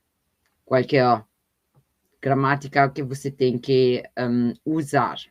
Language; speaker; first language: Portuguese; non-native, fluent; German